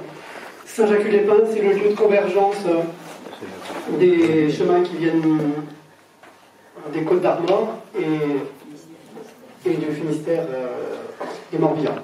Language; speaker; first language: French; native; French